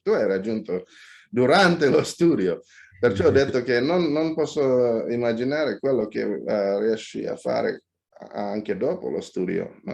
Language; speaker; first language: Italian; non-native, fluent; Indonesian